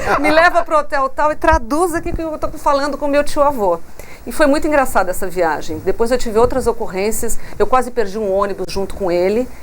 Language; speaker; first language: Portuguese; non-native, local second language; English